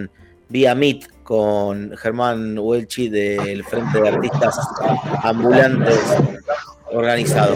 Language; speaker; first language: Spanish; native; Spanish